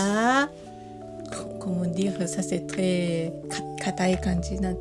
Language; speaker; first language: French; non-native, learner; Japanese